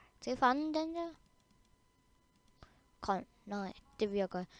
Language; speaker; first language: Danish; early bilingual, other home language; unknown